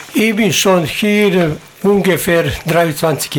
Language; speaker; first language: German; non-native, learner; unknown